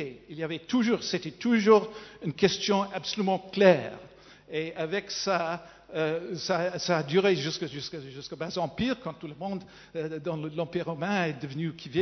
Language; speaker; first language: French; non-native, fluent; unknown